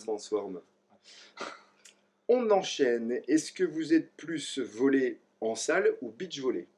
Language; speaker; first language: French; native; French